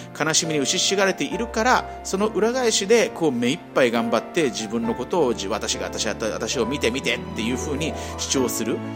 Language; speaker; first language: Japanese; native; Japanese